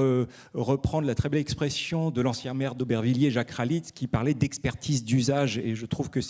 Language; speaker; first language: French; native; French